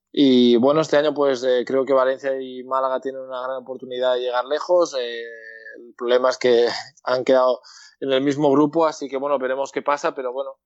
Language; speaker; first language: Spanish; native; Spanish